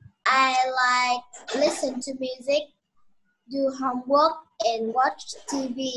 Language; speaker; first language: English; non-native, learner; Vietnamese